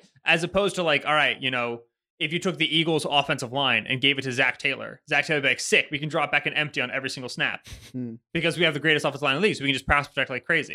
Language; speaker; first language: English; native; English